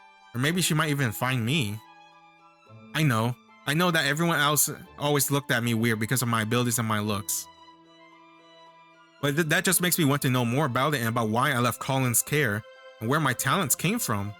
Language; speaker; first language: English; native; English